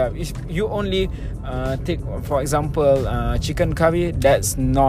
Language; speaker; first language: English; non-native, local second language; Malay